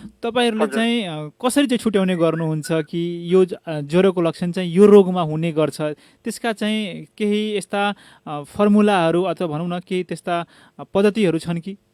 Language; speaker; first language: Nepali; non-native, local second language; Bhojpuri